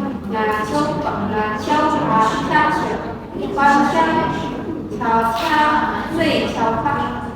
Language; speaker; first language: Chinese; non-native, learner; Indonesian